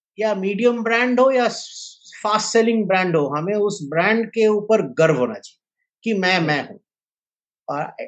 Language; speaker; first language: Hindi; native; Hindi